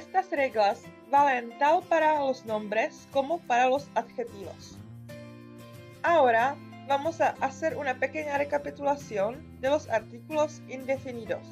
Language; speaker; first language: Spanish; non-native, fluent; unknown